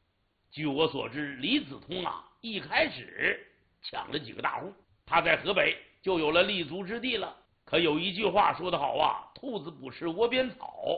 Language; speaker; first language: Chinese; native; Chinese